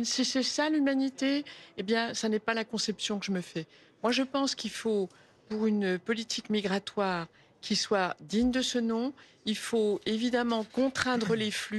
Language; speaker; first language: French; native; French